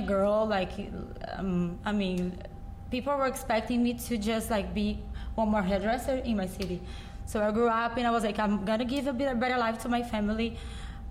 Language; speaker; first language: English; non-native, fluent; Portuguese